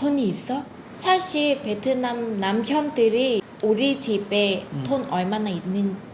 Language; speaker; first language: Korean; non-native, fluent; Vietnamese